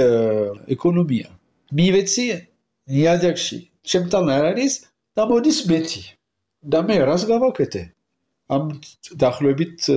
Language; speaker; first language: Georgian; non-native, learner; French